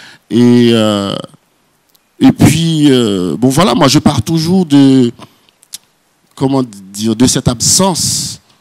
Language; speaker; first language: French; non-native, local second language; Haitian Creole